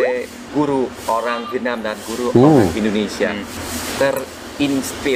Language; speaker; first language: Indonesian; non-native, fluent; Vietnamese